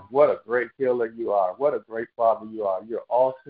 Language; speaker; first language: English; native; English